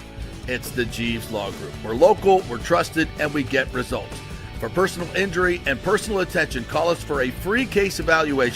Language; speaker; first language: English; native; English